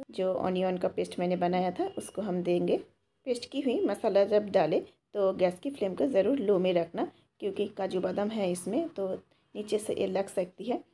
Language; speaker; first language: Hindi; non-native, local second language; Bangla